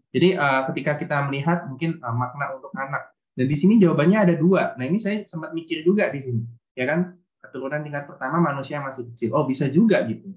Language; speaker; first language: Indonesian; native; Indonesian